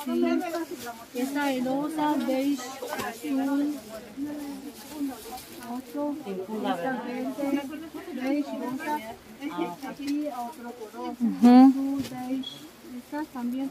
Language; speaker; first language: Spanish; non-native, learner; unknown